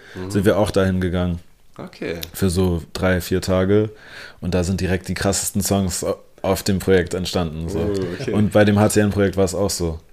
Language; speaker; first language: German; non-native, local second language; English